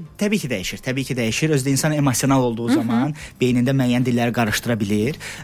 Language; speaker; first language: Azerbaijani; early bilingual, heritage; Azerbaijani